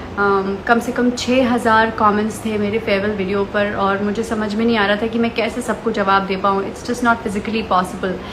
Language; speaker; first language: Hindi; native; Hindi